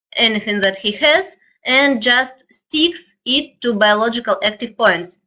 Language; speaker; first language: English; non-native, fluent; Russian